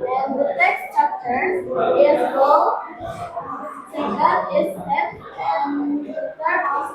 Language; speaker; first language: English; non-native, learner; Indonesian